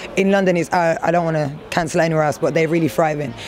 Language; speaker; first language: English; native; English